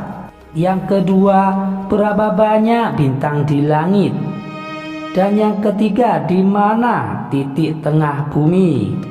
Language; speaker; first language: Indonesian; native; Indonesian